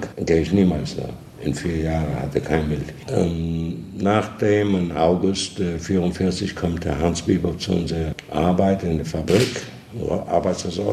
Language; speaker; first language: German; non-native, learner; Polish